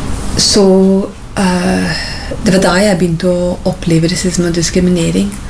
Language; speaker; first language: Norwegian; non-native, fluent; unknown